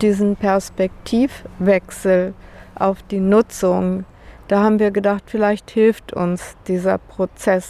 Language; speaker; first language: German; native; German